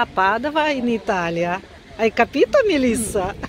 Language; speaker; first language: Italian; non-native, learner; Russian